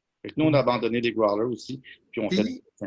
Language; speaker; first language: French; native; French